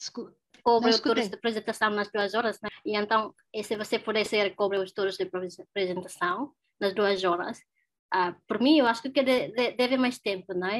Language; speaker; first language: Portuguese; non-native, learner; Tetum